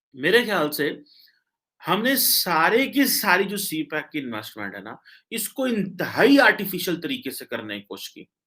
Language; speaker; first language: Urdu; native; Urdu